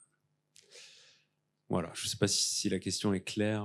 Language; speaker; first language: French; native; French